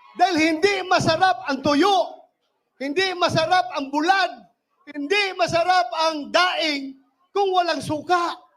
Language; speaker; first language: Filipino; non-native, local second language; Cebuano